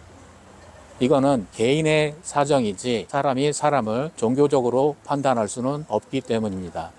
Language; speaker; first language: Korean; native; Korean